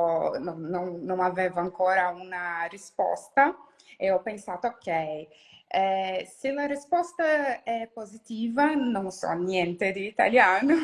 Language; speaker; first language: Italian; non-native, learner; Portuguese